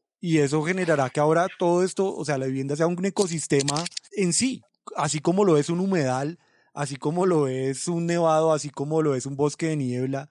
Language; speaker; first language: Spanish; native; Spanish